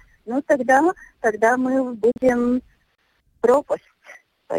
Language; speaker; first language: Russian; non-native, local second language; Latvian